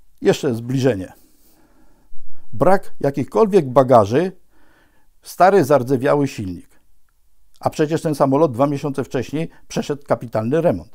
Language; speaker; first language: Polish; native; Polish